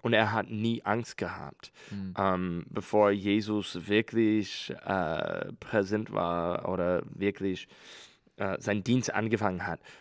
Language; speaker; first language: German; non-native, learner; English